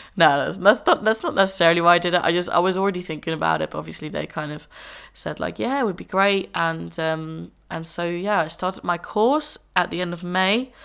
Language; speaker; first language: English; non-native, fluent; Dutch